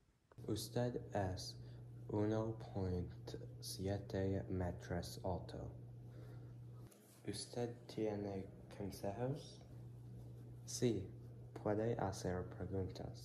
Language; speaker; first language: Spanish; non-native, learner; English